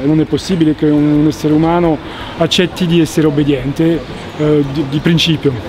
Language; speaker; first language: Italian; non-native, fluent; French